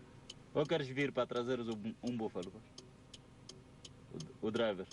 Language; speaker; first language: Portuguese; native; Portuguese